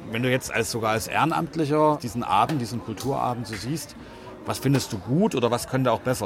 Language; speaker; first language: German; native; German